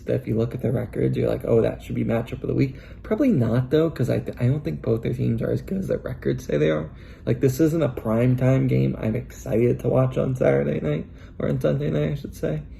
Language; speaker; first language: English; native; English